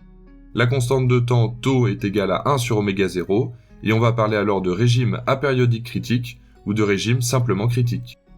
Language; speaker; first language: French; native; French